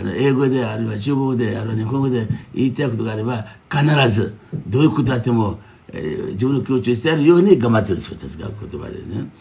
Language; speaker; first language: Japanese; non-native, fluent; Yoruba